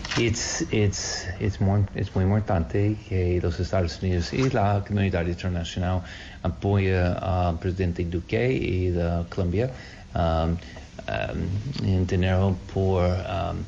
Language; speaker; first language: Spanish; non-native, learner; English